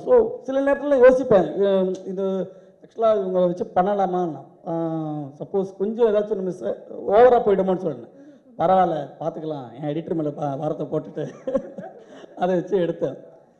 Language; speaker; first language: Tamil; native; Tamil